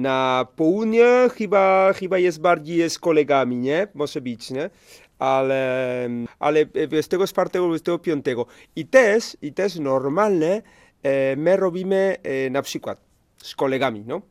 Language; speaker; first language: Polish; non-native, learner; Spanish